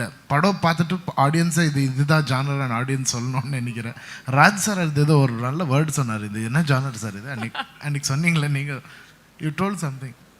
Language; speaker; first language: Tamil; non-native, local second language; Kannada